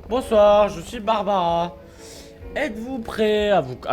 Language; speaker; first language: French; native; French